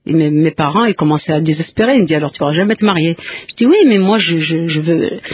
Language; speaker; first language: French; non-native, local second language; Kabyle